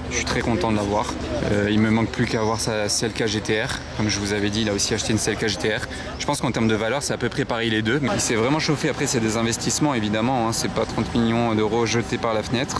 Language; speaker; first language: French; native; French